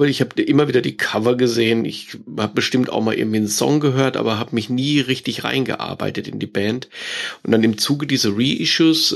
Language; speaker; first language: German; native; German